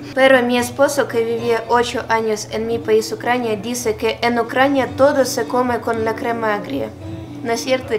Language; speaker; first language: Spanish; non-native, fluent; Ukrainian